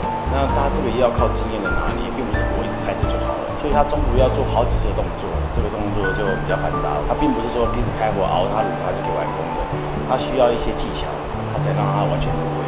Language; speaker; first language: Chinese; native; Chinese